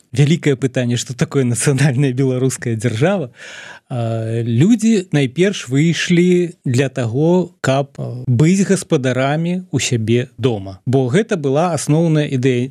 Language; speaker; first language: Belarusian; native; Belarusian